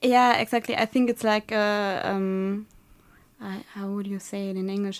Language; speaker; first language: English; non-native, fluent; German